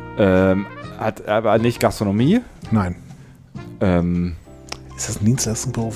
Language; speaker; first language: German; native; German